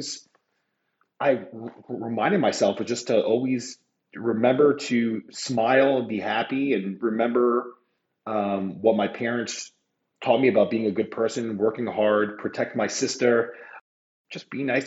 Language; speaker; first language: English; native; English